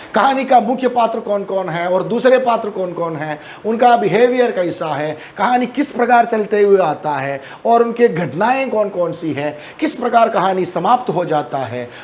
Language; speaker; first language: Hindi; non-native, local second language; Malayalam